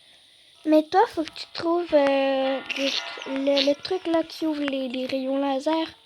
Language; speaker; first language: French; native; French